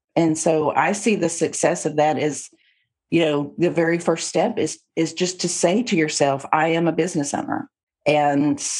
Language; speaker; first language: English; native; English